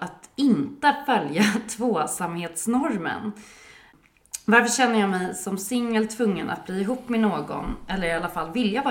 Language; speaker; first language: Swedish; native; Swedish